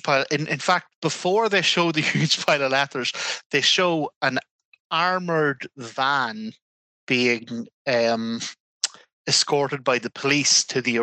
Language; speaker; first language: English; native; English